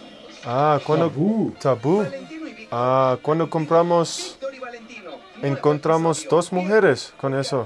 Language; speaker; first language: Spanish; non-native, learner; English